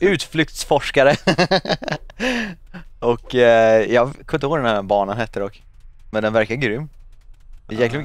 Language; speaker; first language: Swedish; native; Swedish